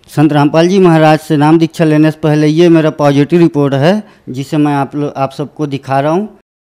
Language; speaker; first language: Hindi; native; Hindi